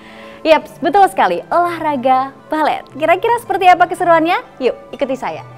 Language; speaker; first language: Indonesian; native; Indonesian